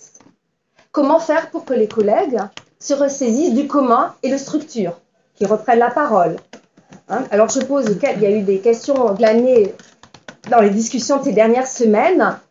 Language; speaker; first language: French; native; French